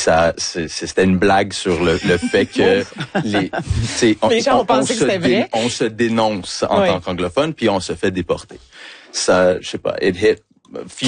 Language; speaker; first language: French; early bilingual, other home language; English